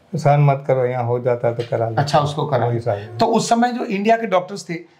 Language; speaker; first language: Hindi; non-native, local second language; Gujarati